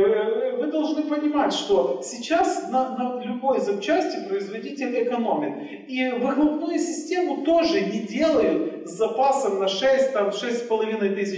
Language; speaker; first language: Russian; native; Russian